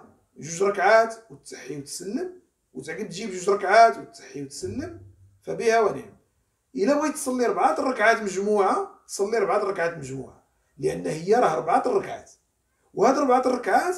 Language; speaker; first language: Arabic; native; Arabic